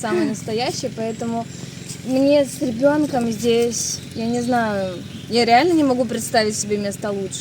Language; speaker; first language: Russian; native; Russian